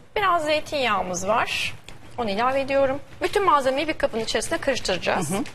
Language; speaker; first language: Turkish; native; Turkish